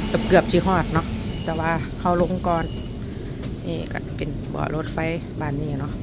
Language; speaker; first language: Thai; non-native, local second language; Northeastern Thai